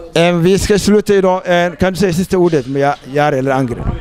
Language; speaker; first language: Swedish; non-native, fluent; Somali